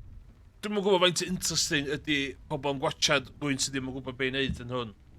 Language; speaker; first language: Welsh; non-native, learner; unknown